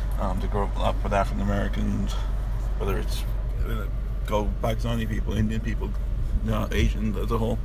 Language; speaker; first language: English; early bilingual, other home language; Urdu